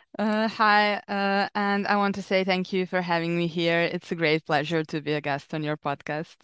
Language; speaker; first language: English; non-native, fluent; Serbian